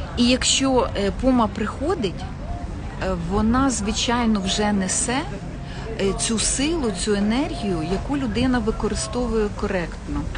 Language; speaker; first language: Ukrainian; native; Ukrainian